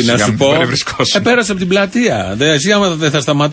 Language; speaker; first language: Greek; native; Greek